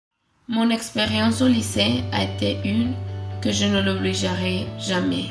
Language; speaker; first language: French; non-native, learner; Spanish